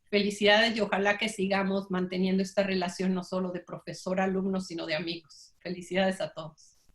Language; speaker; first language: Spanish; native; Spanish